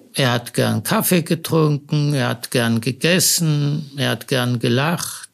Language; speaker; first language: German; early bilingual, other home language; Hebrew